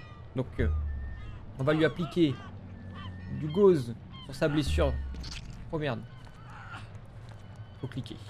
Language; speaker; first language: French; native; French